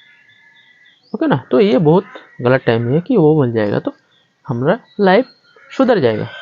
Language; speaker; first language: Hindi; non-native, local second language; Bangla